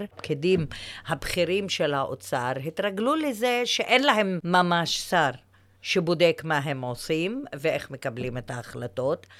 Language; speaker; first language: Hebrew; non-native, local second language; Arabic